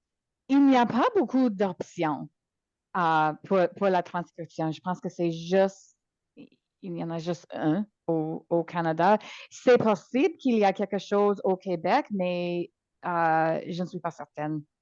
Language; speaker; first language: French; non-native, local second language; English